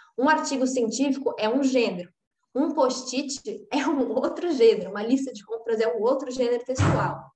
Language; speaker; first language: Portuguese; native; Portuguese